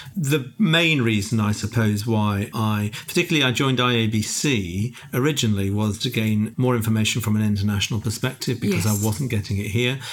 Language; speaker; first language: English; native; English